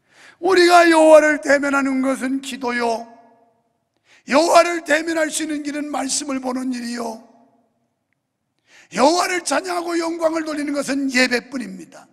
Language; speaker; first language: Korean; native; Korean